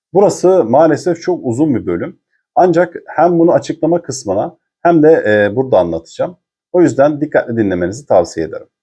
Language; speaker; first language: Turkish; native; Turkish